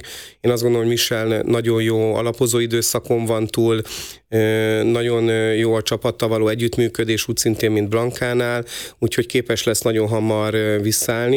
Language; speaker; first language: Hungarian; native; Hungarian